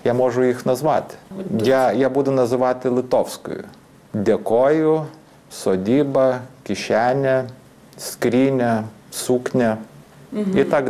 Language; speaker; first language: Ukrainian; non-native, fluent; Lithuanian